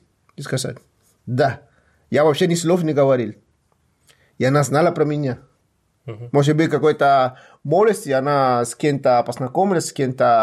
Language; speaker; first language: Russian; non-native, fluent; Spanish